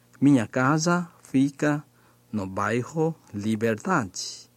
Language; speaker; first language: Portuguese; non-native, learner; Chinese